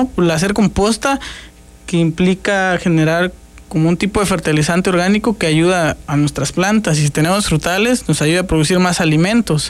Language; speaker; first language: Spanish; native; Spanish